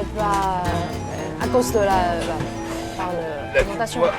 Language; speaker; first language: French; non-native, fluent; Chinese